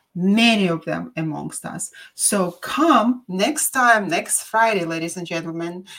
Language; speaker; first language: English; non-native, fluent; Russian